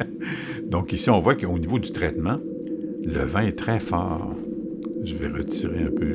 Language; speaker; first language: French; native; French